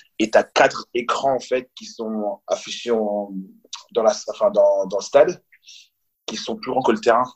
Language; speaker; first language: French; early bilingual, other home language; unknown